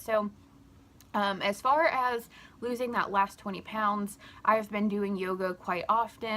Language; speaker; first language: English; native; English